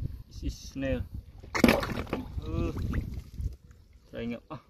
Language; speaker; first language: English; non-native, learner; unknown